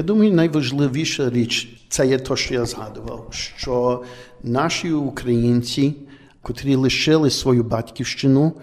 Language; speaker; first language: Ukrainian; early bilingual, heritage; Ukrainian